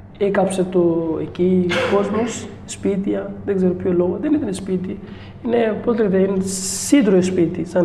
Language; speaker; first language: Greek; non-native, learner; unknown